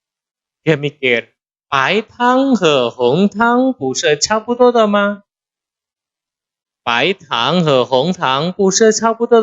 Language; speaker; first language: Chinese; non-native, fluent; Indonesian